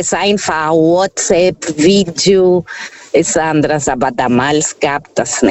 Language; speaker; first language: German; non-native, fluent; Portuguese